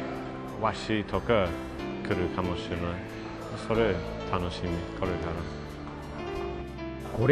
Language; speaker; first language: Japanese; non-native, learner; English